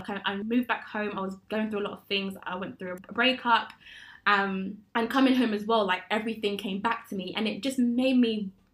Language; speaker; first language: English; native; English